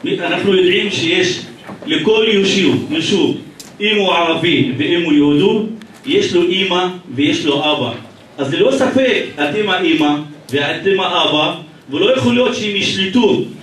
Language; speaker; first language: Hebrew; non-native, local second language; Arabic